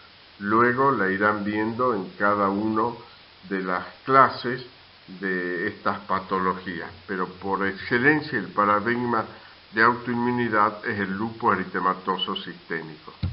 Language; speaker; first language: Spanish; native; Spanish